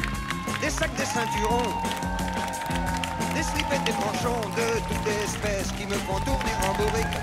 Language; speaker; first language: French; native; French